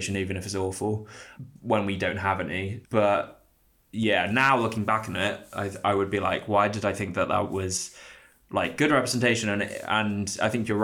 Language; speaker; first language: English; native; English